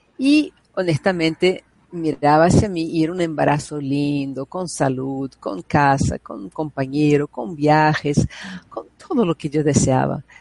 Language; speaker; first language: Spanish; non-native, fluent; Portuguese